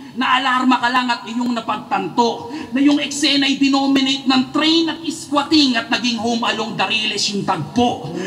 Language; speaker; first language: Filipino; native; Filipino